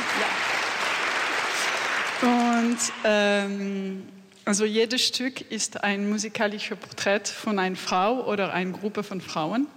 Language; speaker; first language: German; non-native, learner; French